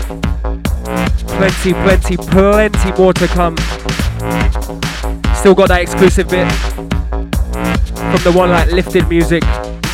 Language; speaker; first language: English; native; English